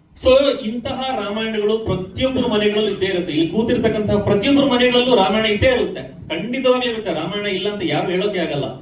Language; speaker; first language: Kannada; native; Kannada